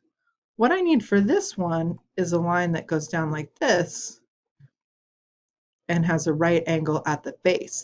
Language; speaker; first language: English; native; English